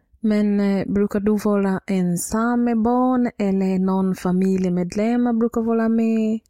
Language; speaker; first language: Swedish; non-native, fluent; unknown